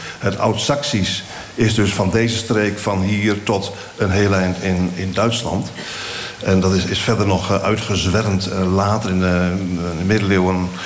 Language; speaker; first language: Dutch; native; Dutch